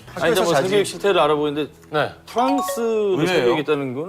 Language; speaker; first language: Korean; native; Korean